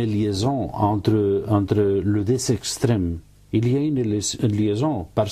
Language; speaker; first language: French; non-native, learner; Catalan